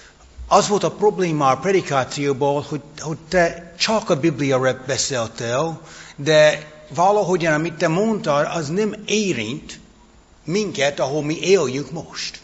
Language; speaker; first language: Hungarian; non-native, fluent; English